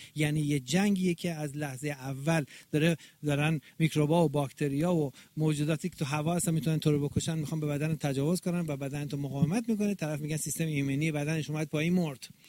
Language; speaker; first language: Persian; native; Persian